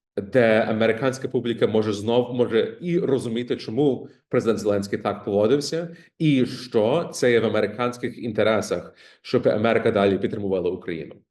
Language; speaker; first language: Ukrainian; early bilingual, heritage; Ukrainian